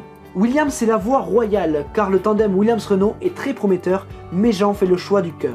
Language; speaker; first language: French; native; French